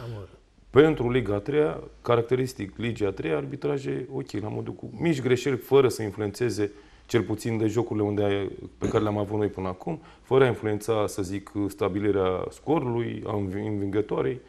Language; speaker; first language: Romanian; native; Romanian